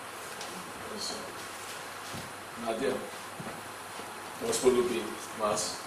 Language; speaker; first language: Russian; non-native, learner; English